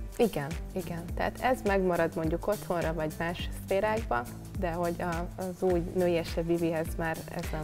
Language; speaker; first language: Hungarian; native; Hungarian